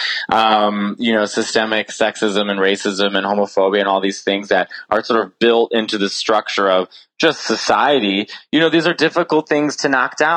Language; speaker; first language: English; native; English